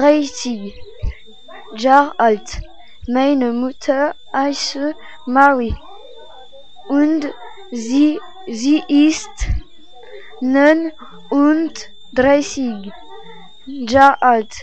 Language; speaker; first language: German; non-native, learner; French